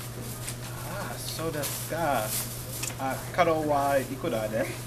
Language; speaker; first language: Japanese; non-native, learner; English